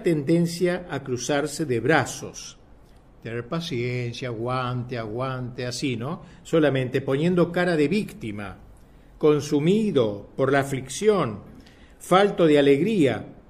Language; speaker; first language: Spanish; native; Spanish